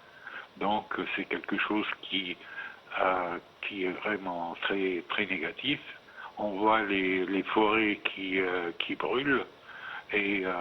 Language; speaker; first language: French; non-native, fluent; Arabic